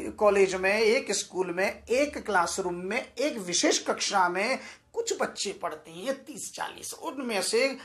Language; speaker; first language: Hindi; native; Hindi